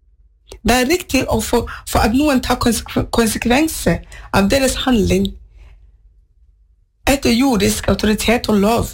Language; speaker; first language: Norwegian; non-native, fluent; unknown